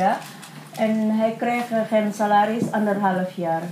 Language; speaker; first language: Dutch; non-native, learner; Indonesian